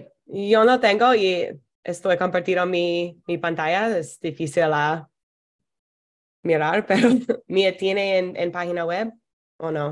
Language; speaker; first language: Spanish; non-native, fluent; English